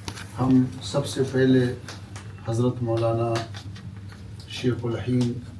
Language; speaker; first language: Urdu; non-native, fluent; Pashto